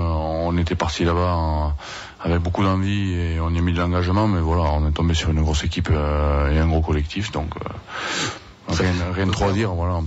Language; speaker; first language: French; native; French